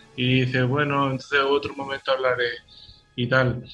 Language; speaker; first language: Spanish; native; Spanish